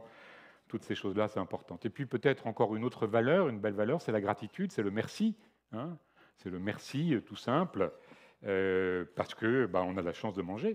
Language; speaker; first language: French; native; French